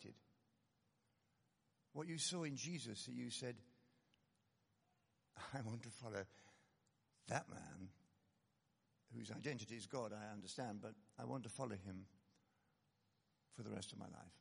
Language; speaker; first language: English; native; English